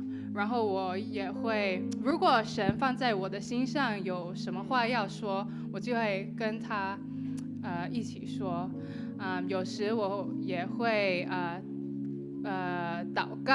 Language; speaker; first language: Chinese; non-native, learner; English